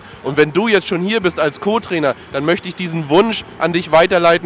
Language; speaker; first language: German; native; German